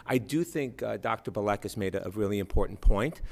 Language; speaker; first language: English; native; English